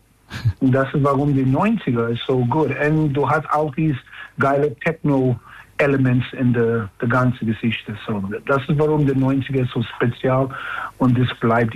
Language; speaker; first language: German; non-native, learner; English